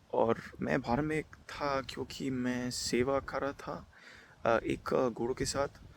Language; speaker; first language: Hindi; non-native, learner; Dutch